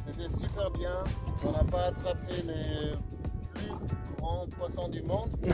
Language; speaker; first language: French; non-native, learner; German